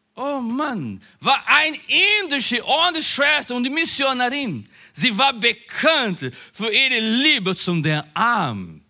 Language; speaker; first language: German; non-native, learner; Portuguese